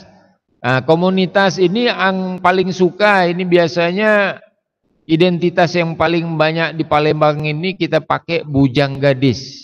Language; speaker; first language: Indonesian; native; Indonesian